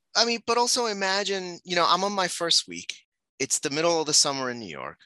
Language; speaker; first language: English; non-native, fluent; Spanish